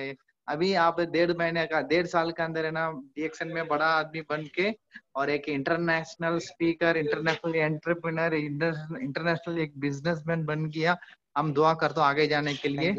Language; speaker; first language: Hindi; non-native, fluent; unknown